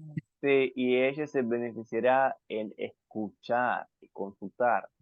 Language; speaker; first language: Spanish; non-native, fluent; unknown